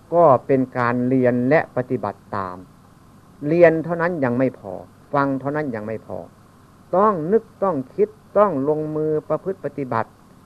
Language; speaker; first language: Thai; non-native, local second language; Northeastern Thai